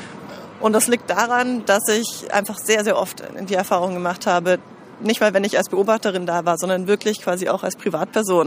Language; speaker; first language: German; native; German